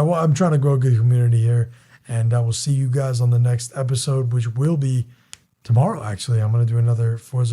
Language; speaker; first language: English; native; English